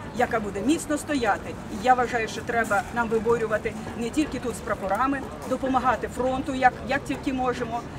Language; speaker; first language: Ukrainian; native; Ukrainian